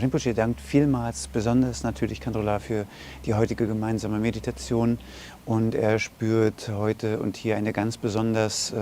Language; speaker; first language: German; native; German